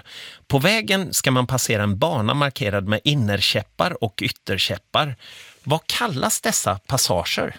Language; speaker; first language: Swedish; native; Swedish